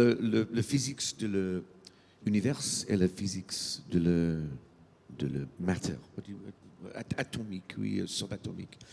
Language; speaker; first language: French; non-native, learner; English